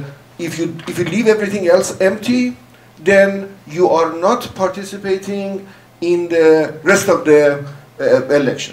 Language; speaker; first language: English; non-native, fluent; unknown